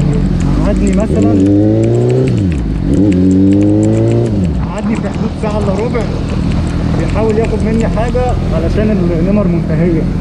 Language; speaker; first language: Arabic; native; Arabic